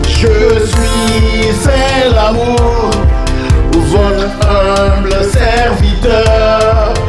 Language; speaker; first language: French; native; French